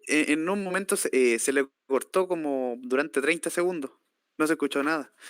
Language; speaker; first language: Spanish; native; Spanish